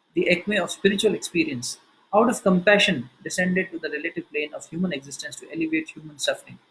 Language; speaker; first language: English; non-native, local second language; Hindi